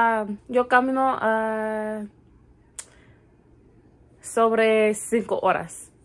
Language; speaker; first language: Spanish; non-native, learner; English